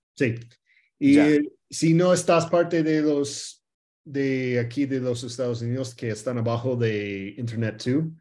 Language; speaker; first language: Spanish; early bilingual, heritage; Spanish